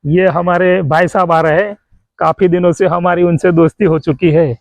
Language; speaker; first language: Hindi; non-native, local second language; Gujarati